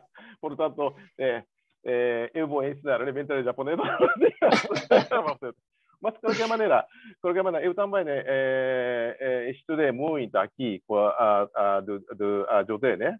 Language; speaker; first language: Portuguese; non-native, learner; Japanese